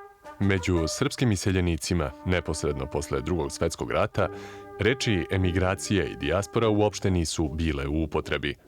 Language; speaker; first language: Bosnian; native; Bosnian